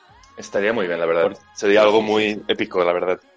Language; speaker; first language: Spanish; native; Spanish